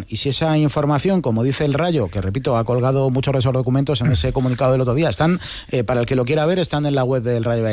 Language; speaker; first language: Spanish; native; Spanish